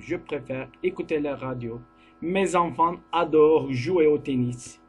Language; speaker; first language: French; non-native, fluent; Turkish